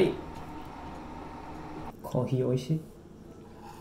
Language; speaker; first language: Japanese; non-native, learner; English